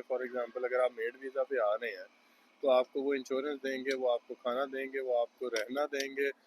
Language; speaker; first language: Urdu; non-native, local second language; Punjabi